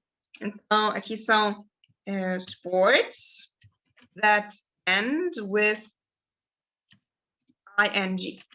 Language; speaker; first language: Portuguese; non-native, fluent; German